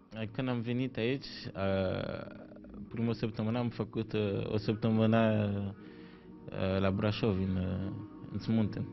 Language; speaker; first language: Romanian; non-native, learner; French